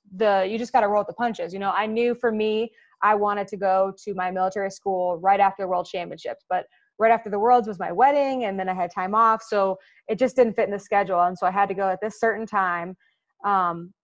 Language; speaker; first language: English; native; English